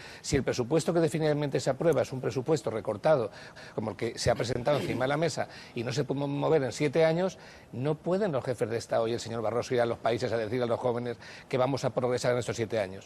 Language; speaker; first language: Spanish; native; Spanish